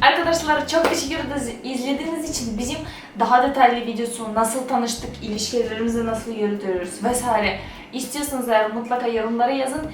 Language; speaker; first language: Turkish; non-native, fluent; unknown